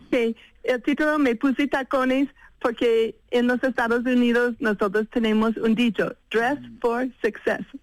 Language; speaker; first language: Spanish; non-native, fluent; English